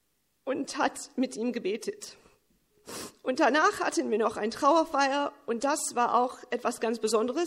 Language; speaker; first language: German; early bilingual, heritage; English